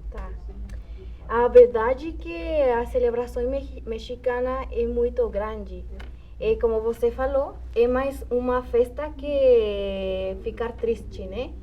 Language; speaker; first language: Portuguese; non-native, fluent; Spanish